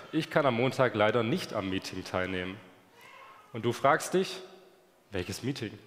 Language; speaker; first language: German; native; German